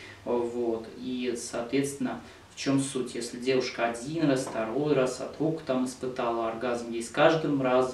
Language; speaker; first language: Russian; native; Russian